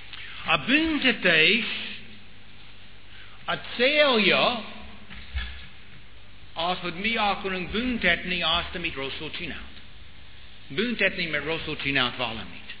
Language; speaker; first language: Hungarian; non-native, fluent; English